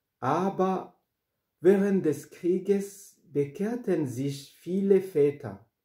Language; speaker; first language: German; non-native, fluent; Rundi